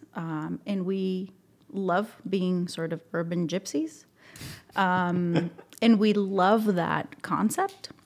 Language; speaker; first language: English; non-native, fluent; Spanish